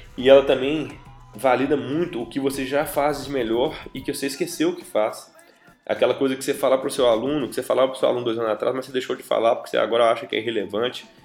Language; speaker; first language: Portuguese; native; Portuguese